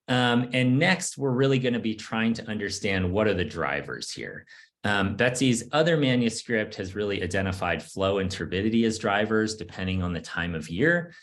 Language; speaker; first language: English; native; English